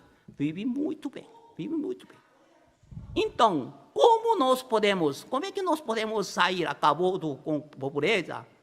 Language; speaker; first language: Portuguese; non-native, learner; Korean